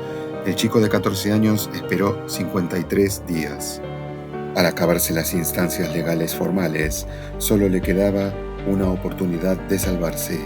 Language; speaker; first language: Spanish; native; Spanish